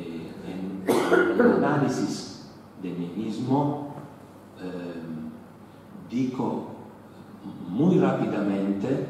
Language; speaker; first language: Spanish; non-native, learner; Italian